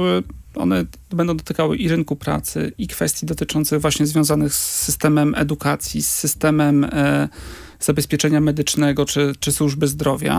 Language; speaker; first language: Polish; native; Polish